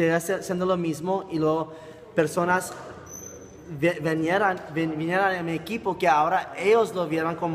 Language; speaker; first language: Spanish; early bilingual, heritage; Spanish